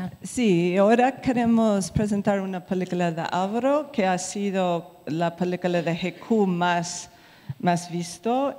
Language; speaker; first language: Spanish; non-native, fluent; English